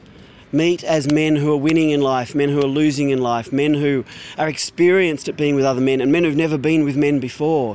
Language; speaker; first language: English; native; English